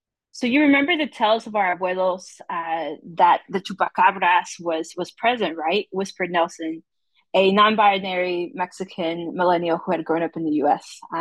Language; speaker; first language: English; early bilingual, other home language; Spanish